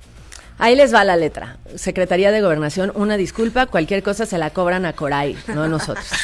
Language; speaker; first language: Spanish; native; Spanish